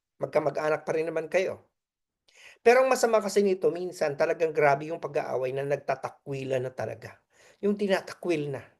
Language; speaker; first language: Filipino; native; Filipino